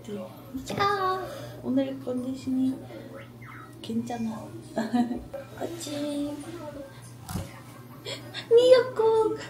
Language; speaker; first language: Korean; non-native, learner; Ukrainian